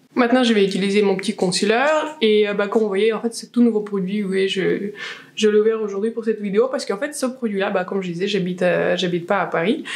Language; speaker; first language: French; non-native, fluent; Russian